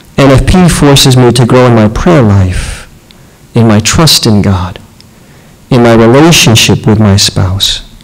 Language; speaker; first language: English; native; English